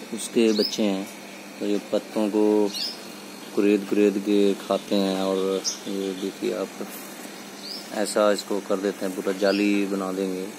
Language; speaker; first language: Hindi; native; Hindi